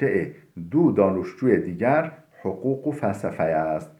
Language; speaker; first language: Persian; non-native, fluent; Turkish